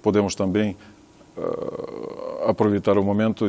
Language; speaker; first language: Portuguese; non-native, fluent; Russian